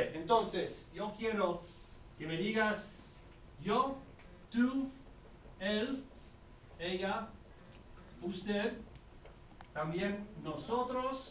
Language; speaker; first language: Spanish; non-native, fluent; English